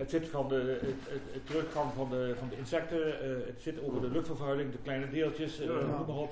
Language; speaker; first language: Dutch; native; Dutch